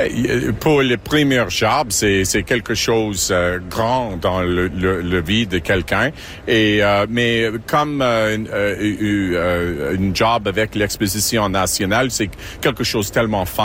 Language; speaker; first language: French; non-native, local second language; English